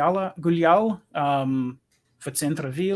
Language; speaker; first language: Russian; non-native, learner; English